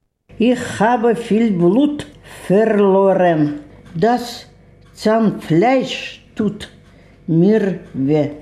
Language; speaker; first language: German; non-native, learner; Russian